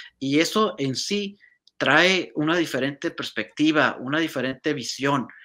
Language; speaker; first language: Spanish; native; Spanish